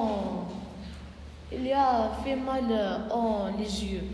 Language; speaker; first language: French; non-native, learner; Arabic